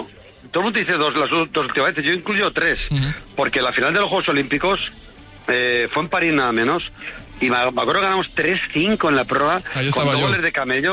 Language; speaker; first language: Spanish; native; Spanish